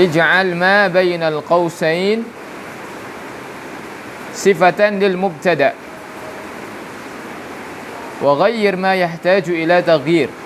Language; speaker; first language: Arabic; non-native, fluent; Indonesian